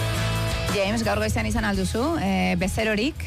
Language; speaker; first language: Basque; native; Basque